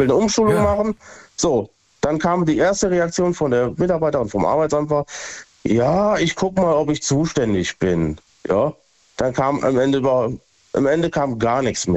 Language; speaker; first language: German; native; German